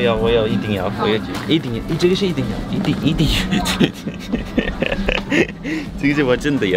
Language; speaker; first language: Chinese; non-native, learner; Turkish